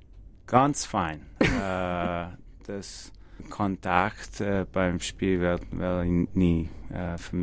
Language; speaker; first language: German; non-native, learner; English